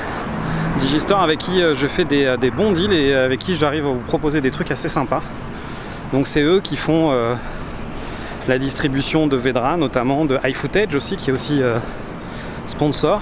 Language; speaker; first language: French; native; French